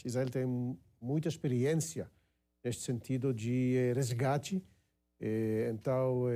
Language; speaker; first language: Portuguese; non-native, fluent; Hebrew